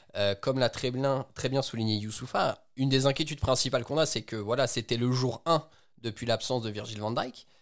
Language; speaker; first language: French; native; French